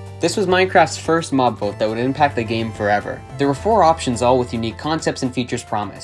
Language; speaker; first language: English; native; English